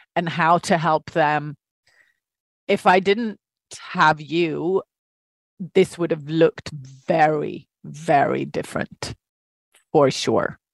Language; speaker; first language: English; non-native, fluent; Swedish